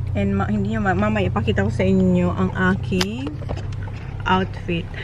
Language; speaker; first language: Filipino; non-native, local second language; Bikol